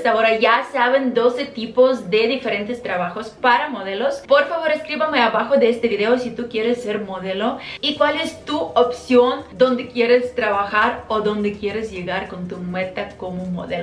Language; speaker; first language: Spanish; non-native, fluent; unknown